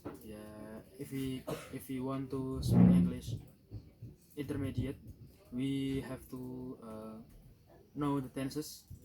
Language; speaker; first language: English; non-native, learner; Indonesian